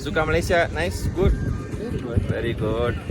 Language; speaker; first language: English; non-native, learner; Tamil